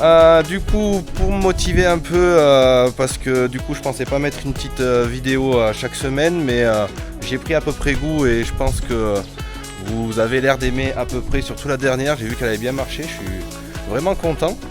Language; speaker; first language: French; native; French